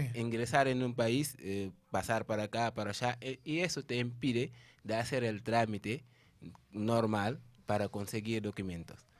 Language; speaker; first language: Spanish; non-native, fluent; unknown